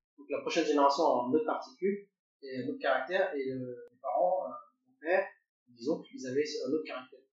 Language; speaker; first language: French; early bilingual, other home language; Cantonese